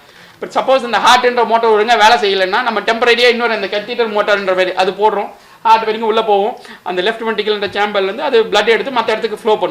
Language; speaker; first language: Tamil; native; Tamil